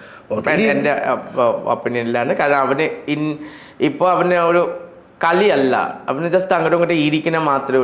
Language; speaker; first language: Malayalam; non-native, local second language; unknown